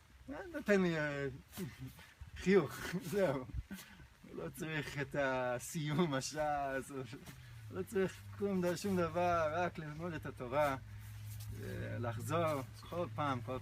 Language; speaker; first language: Hebrew; non-native, fluent; English